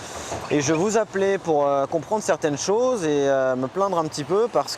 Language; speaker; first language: French; native; French